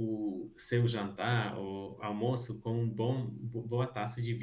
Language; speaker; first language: Portuguese; non-native, fluent; Hungarian